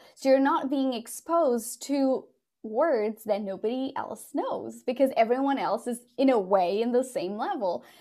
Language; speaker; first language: English; non-native, fluent; Portuguese